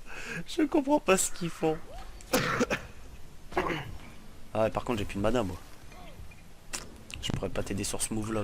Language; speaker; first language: French; native; French